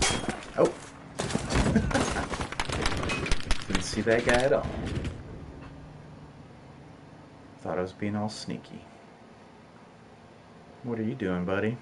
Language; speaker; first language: English; native; English